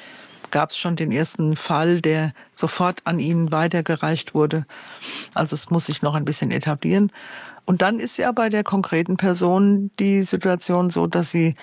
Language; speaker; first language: German; native; German